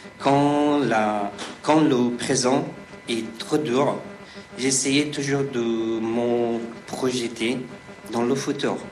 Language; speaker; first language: French; non-native, fluent; Persian